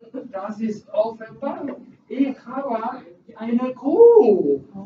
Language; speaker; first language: German; non-native, learner; English